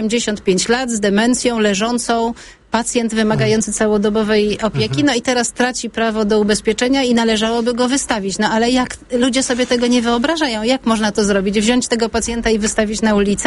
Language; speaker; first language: Polish; native; Polish